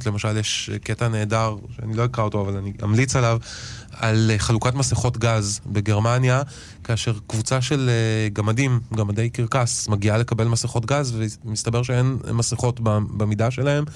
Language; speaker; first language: Hebrew; native; Hebrew